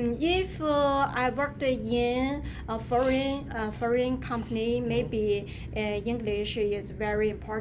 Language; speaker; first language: English; non-native, learner; Chinese